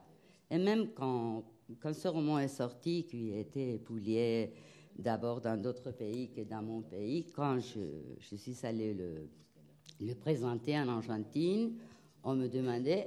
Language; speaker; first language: French; non-native, fluent; Spanish